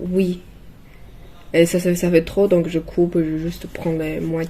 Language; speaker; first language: French; non-native, learner; Chinese